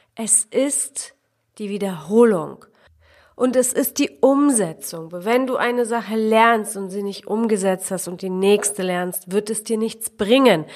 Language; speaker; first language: German; early bilingual, other home language; Polish